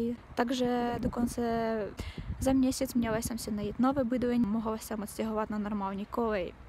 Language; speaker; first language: Czech; non-native, learner; Russian